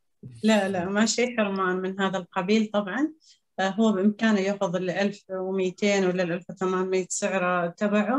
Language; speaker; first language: Arabic; native; Arabic